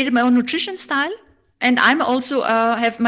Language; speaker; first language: English; non-native, fluent; German